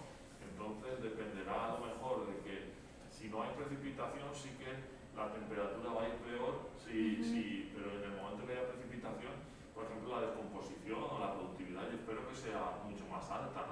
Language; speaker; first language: Spanish; native; Spanish